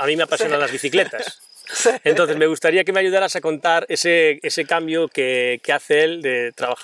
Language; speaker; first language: Spanish; native; Spanish